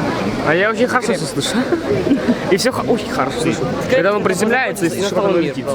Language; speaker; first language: Russian; native; Russian